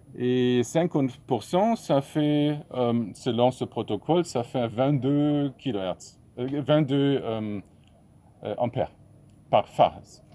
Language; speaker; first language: French; non-native, fluent; German